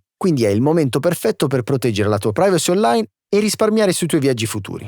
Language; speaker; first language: Italian; native; Italian